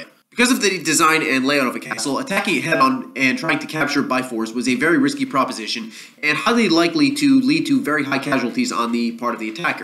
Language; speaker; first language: English; native; English